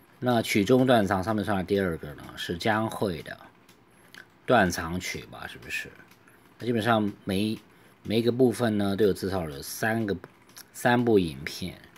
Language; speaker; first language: Chinese; native; Chinese